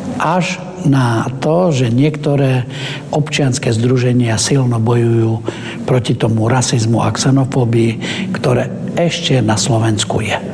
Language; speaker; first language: Slovak; non-native, local second language; Romany